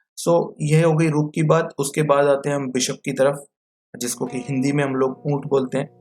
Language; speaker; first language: Hindi; non-native, local second language; Marathi